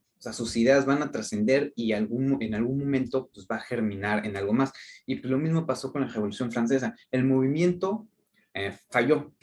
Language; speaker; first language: Spanish; native; Spanish